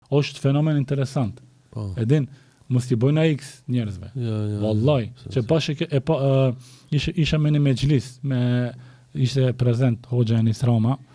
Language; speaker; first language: Albanian; native; Albanian